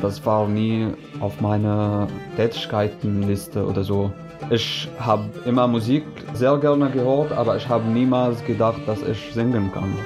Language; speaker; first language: German; non-native, fluent; Arabic